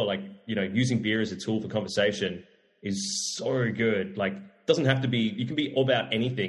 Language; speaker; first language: English; native; English